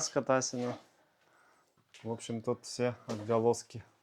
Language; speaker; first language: Russian; native; Russian